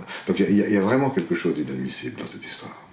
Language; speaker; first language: French; native; French